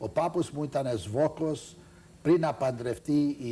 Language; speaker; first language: Greek; early bilingual, heritage; Greek